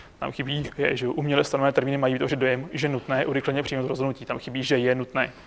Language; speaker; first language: Czech; native; Czech